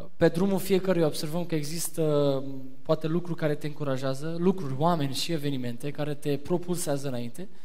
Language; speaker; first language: Romanian; non-native, fluent; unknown